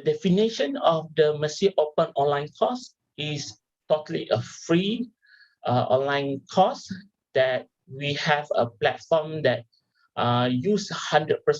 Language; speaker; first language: English; non-native, local second language; Malay